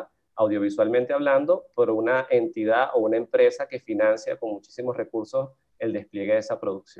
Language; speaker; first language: Spanish; native; Spanish